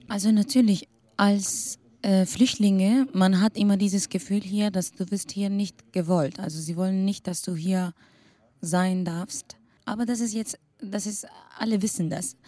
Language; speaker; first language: German; non-native, fluent; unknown